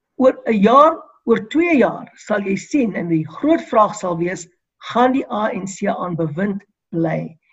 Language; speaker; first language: Afrikaans; non-native, local second language; English